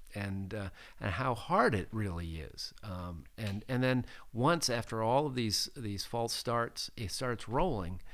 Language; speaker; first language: English; native; English